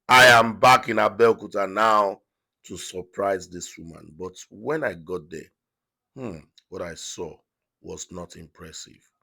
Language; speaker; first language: English; non-native, local second language; Yoruba